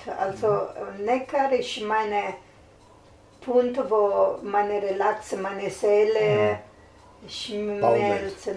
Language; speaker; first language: German; non-native, learner; Italian